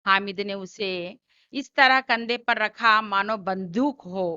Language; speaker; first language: Hindi; non-native, local second language; Telugu